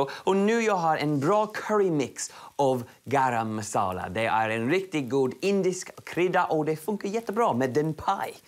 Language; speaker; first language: Swedish; non-native, learner; English